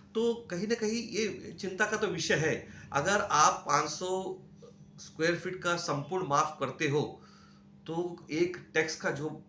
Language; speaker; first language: Hindi; non-native, local second language; Marathi